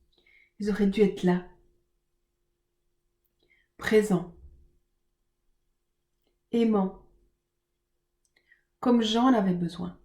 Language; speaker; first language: French; native; French